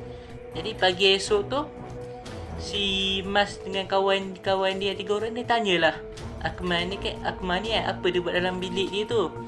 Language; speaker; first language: Malay; native; Malay